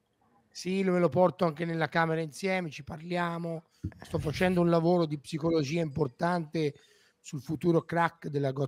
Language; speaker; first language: Italian; native; Italian